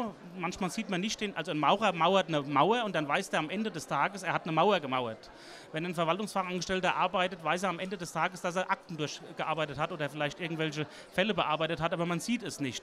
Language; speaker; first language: German; native; German